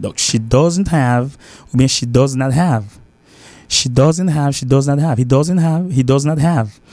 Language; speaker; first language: English; non-native, fluent; Haitian Creole